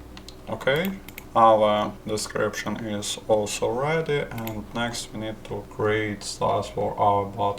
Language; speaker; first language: English; non-native, fluent; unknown